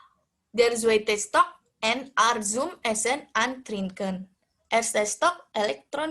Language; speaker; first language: German; non-native, learner; Indonesian